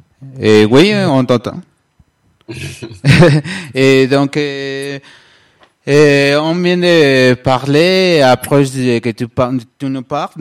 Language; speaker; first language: French; non-native, learner; Spanish